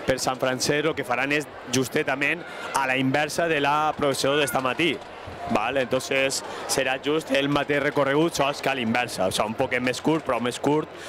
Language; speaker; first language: Catalan; native; Catalan